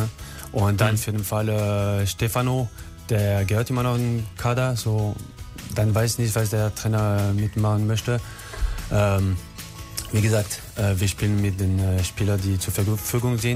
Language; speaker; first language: German; non-native, learner; French